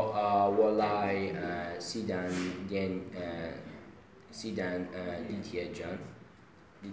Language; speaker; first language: Chinese; non-native, learner; Uzbek